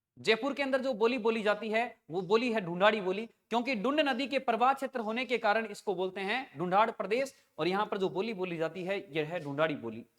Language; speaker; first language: Hindi; native; Hindi